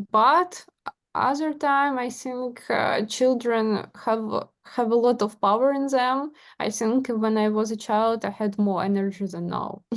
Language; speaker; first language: English; non-native, learner; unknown